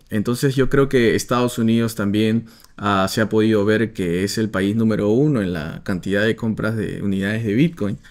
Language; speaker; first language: Spanish; native; Spanish